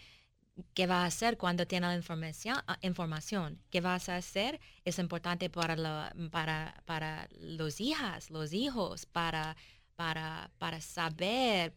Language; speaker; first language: Spanish; early bilingual, heritage; English